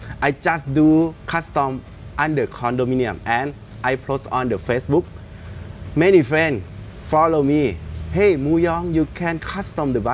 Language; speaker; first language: English; non-native, learner; Thai